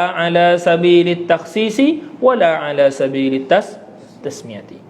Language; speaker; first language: Arabic; non-native, fluent; Malay